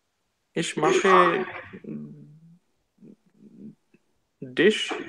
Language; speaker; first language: German; non-native, learner; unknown